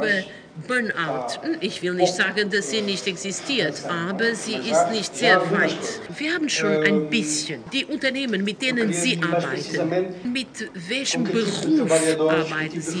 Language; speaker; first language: German; non-native, fluent; Portuguese